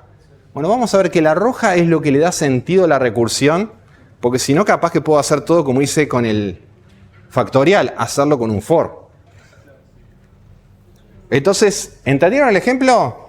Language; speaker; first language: Spanish; native; Spanish